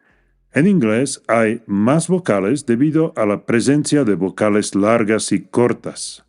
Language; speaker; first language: Spanish; non-native, fluent; English